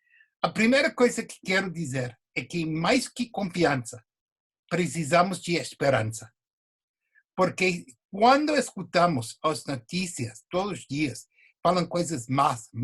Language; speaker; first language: Portuguese; non-native, fluent; English